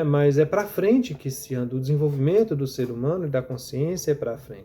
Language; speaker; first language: Portuguese; native; Portuguese